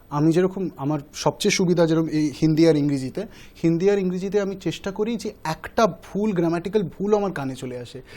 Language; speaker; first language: Bangla; early bilingual, heritage; Bangla